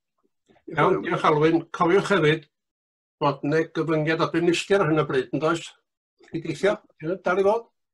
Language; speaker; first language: Welsh; native; Welsh